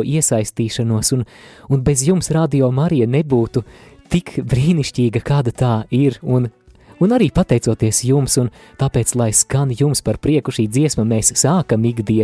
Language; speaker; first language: Latvian; native; Latvian